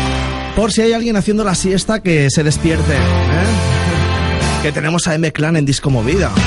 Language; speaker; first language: Spanish; native; Spanish